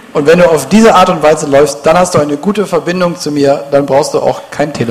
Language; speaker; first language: German; native; German